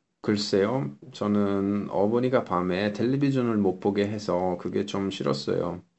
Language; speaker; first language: Korean; non-native, fluent; English